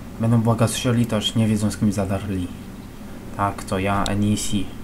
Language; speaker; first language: Polish; native; Polish